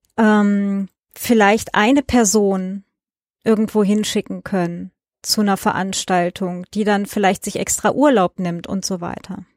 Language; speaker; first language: German; native; German